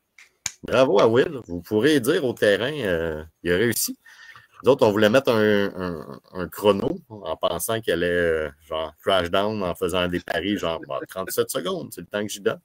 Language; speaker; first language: French; native; French